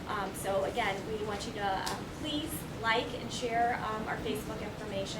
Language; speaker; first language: English; native; English